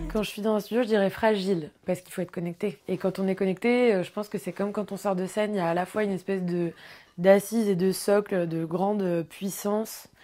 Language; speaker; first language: French; native; French